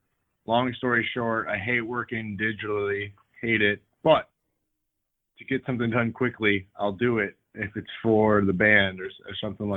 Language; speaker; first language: English; native; English